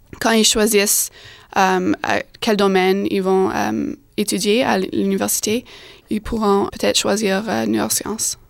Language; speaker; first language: French; non-native, fluent; English